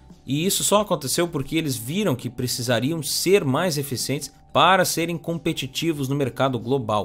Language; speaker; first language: Portuguese; native; Portuguese